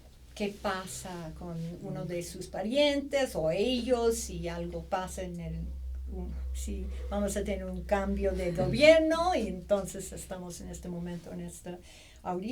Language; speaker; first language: Spanish; non-native, fluent; English